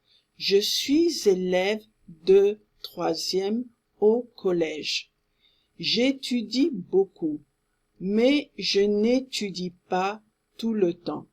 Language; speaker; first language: French; non-native, fluent; English